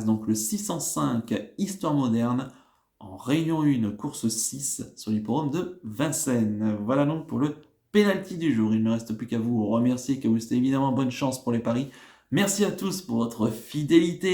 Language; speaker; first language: French; native; French